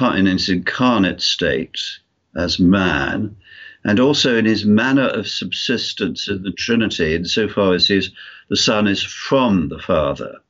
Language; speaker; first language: English; native; English